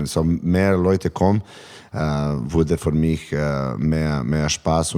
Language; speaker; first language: German; non-native, learner; Serbian